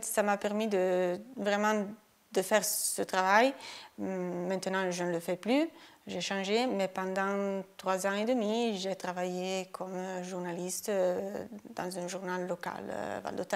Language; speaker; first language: French; non-native, local second language; Italian